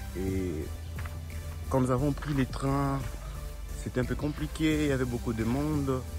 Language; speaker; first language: French; non-native, local second language; Swahili